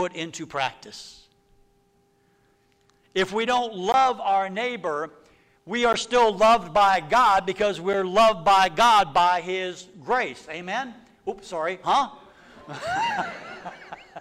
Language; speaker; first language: English; native; English